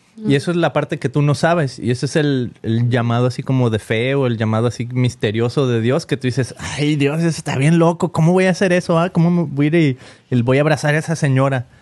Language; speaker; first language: Spanish; native; Spanish